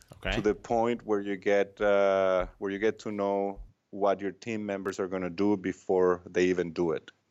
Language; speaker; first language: English; non-native, fluent; Spanish